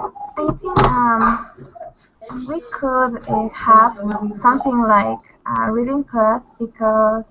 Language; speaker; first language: English; non-native, learner; Spanish